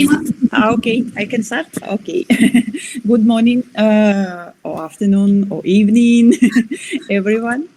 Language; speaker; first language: English; non-native, learner; Spanish